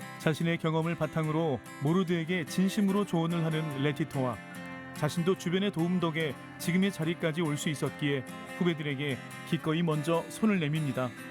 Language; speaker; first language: Korean; native; Korean